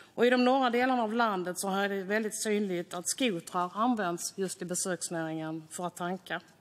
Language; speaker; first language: Swedish; native; Swedish